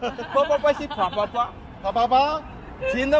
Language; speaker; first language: Chinese; non-native, learner; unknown